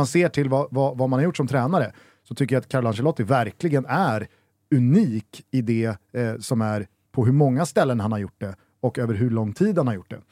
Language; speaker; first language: Swedish; native; Swedish